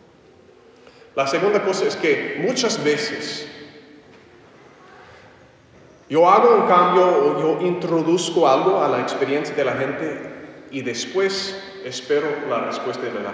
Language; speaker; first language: Spanish; non-native, fluent; English